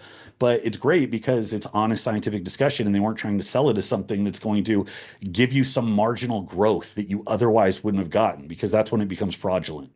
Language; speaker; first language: English; native; English